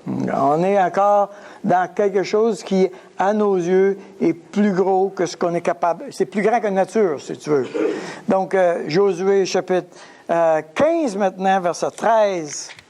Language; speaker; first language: French; native; French